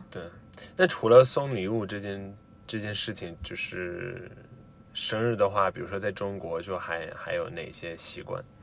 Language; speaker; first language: Chinese; non-native, fluent; Italian